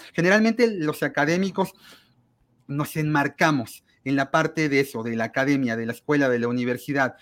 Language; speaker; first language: Spanish; native; Spanish